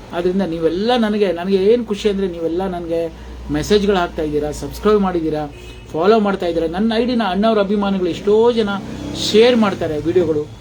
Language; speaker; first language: Kannada; non-native, local second language; Konkani